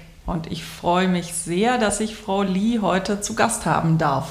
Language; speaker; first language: German; native; German